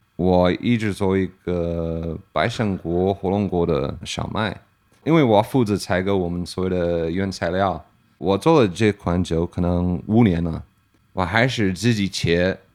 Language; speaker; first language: Chinese; non-native, fluent; English